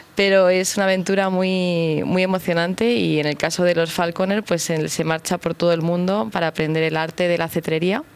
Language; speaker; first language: Spanish; native; Spanish